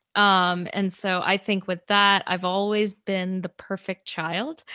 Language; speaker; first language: English; native; English